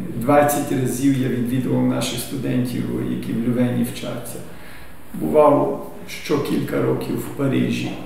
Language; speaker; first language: Ukrainian; early bilingual, heritage; Ukrainian